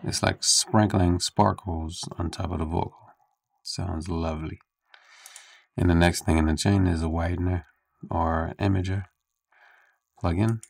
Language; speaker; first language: English; native; English